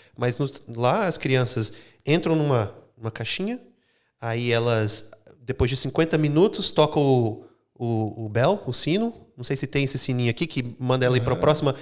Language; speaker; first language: Portuguese; non-native, fluent; English